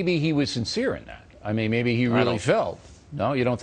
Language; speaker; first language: English; native; English